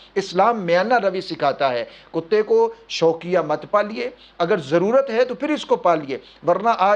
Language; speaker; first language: Urdu; native; Urdu